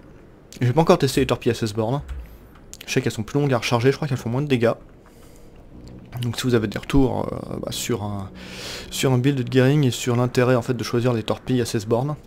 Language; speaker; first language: French; native; French